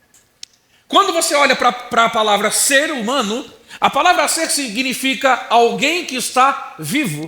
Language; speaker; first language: Portuguese; native; Portuguese